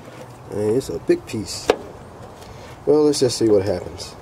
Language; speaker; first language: English; native; English